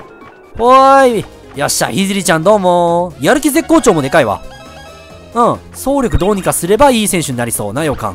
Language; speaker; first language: Japanese; native; Japanese